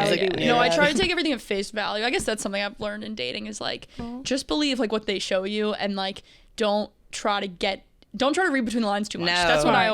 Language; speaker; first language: English; native; English